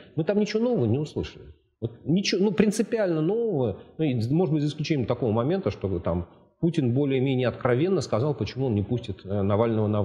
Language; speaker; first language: Russian; native; Russian